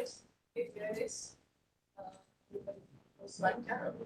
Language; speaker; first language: English; non-native, learner; Indonesian